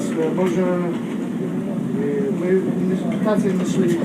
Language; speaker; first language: Russian; non-native, learner; English